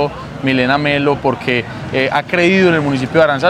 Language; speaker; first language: Spanish; native; Spanish